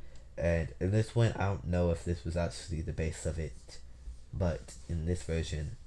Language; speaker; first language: English; native; English